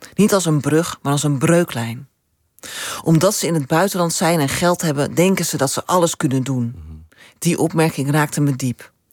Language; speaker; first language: Dutch; native; Dutch